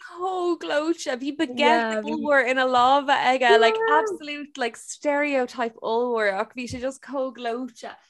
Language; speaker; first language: Irish; non-native, local second language; English